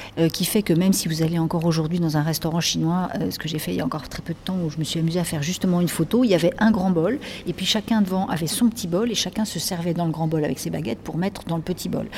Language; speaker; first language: French; native; French